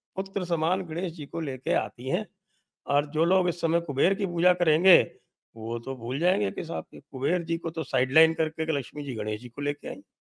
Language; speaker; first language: Hindi; native; Hindi